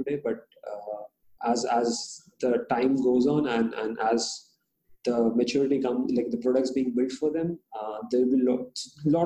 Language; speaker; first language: English; non-native, local second language; Hindi